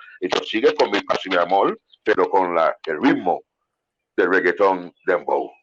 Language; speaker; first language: Spanish; non-native, fluent; English